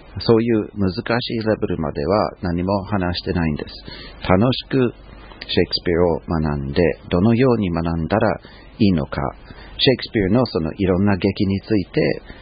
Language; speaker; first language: Japanese; non-native, fluent; English